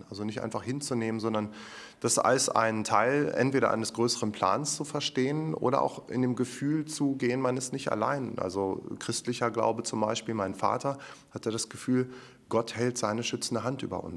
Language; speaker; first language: German; native; German